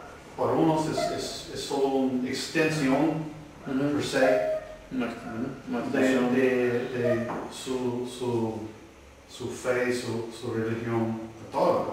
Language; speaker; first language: Spanish; early bilingual, heritage; English